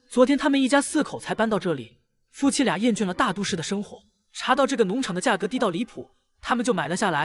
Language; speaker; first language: Chinese; native; Chinese